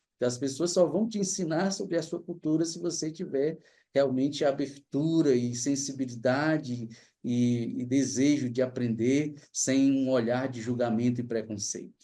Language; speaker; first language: Portuguese; native; Portuguese